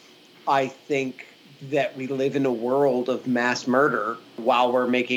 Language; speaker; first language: English; native; English